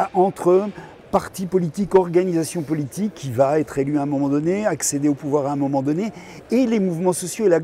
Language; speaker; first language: French; native; French